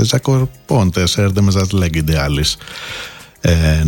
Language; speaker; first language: Hungarian; non-native, fluent; Greek